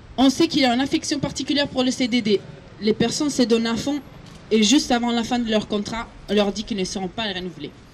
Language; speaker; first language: French; non-native, fluent; Italian